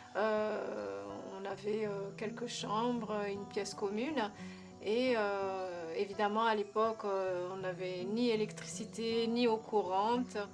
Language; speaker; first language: French; early bilingual, other home language; Kabuverdianu